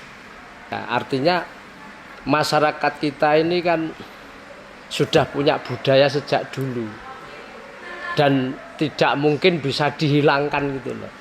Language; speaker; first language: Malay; non-native, local second language; Javanese